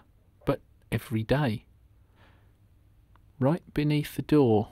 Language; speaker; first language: English; native; English